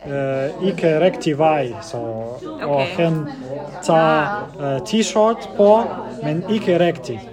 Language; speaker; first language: Danish; non-native, learner; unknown